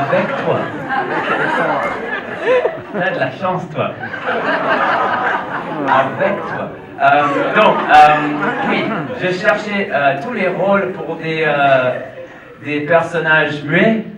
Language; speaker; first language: French; non-native, fluent; English